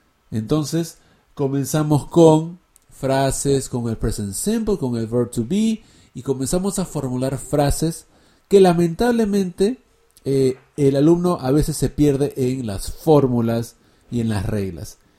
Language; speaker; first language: Spanish; early bilingual, heritage; Spanish